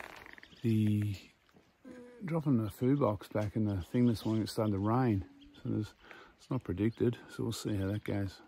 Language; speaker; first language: English; native; English